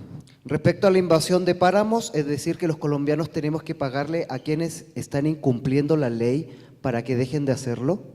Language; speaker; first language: Spanish; native; Spanish